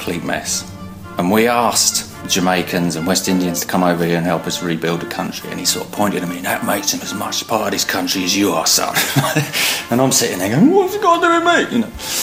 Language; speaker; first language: English; native; English